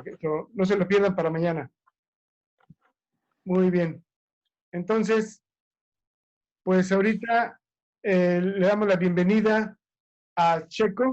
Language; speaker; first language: Spanish; native; Spanish